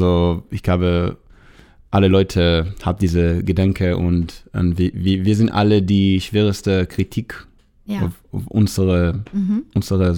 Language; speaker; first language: German; non-native, learner; Hebrew